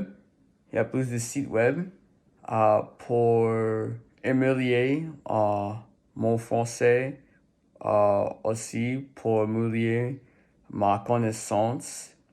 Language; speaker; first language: French; non-native, learner; English